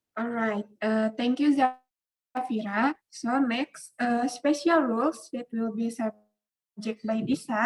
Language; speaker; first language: English; non-native, learner; Indonesian